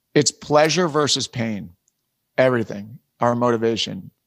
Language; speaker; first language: English; native; English